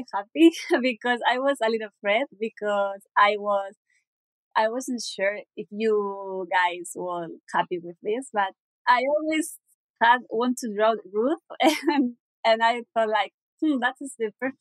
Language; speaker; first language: English; non-native, learner; Spanish